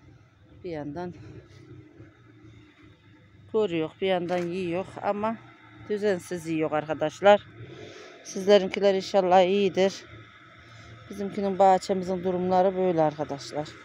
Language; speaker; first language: Turkish; native; Turkish